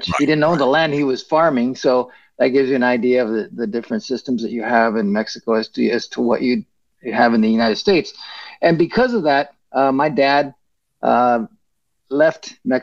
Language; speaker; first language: English; early bilingual, other home language; Spanish